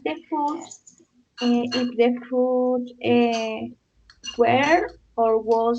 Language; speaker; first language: English; non-native, learner; Spanish